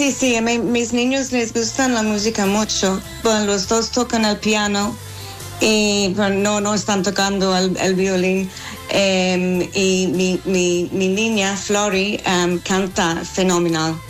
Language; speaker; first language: Spanish; non-native, fluent; English